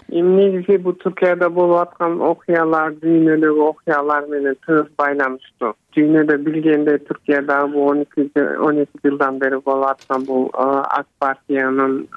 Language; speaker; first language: Kyrgyz; early bilingual, heritage; Kyrgyz